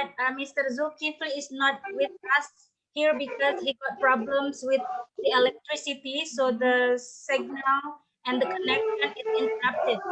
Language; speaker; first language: English; non-native, fluent; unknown